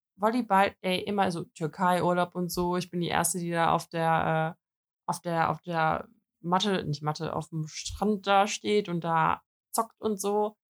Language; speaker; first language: German; early bilingual, other home language; Russian